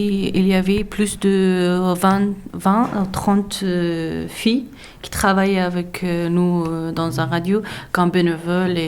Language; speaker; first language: French; non-native, learner; Persian